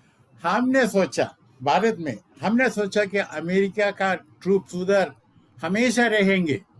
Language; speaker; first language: Hindi; non-native, local second language; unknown